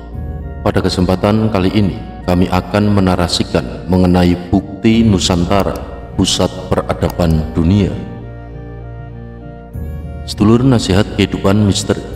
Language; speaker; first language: Indonesian; native; Indonesian